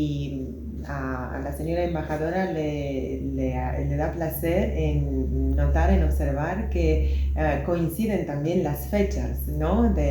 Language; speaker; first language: Spanish; non-native, fluent; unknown